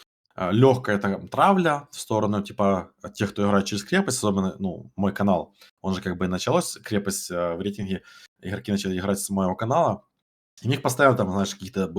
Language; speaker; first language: Russian; native; Russian